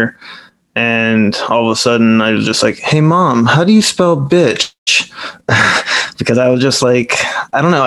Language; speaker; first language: English; native; English